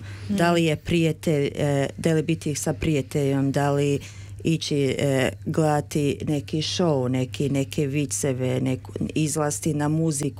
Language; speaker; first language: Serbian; early bilingual, heritage; Serbian